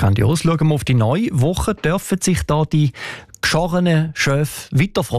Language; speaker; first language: German; native; German